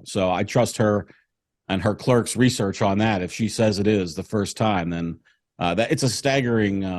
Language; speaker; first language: English; native; English